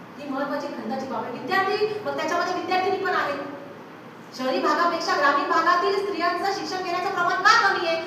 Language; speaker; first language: Marathi; non-native, local second language; Urdu